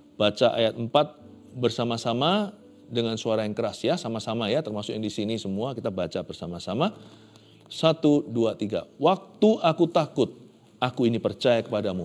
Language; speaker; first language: Indonesian; native; Indonesian